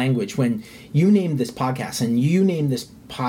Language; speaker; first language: English; native; English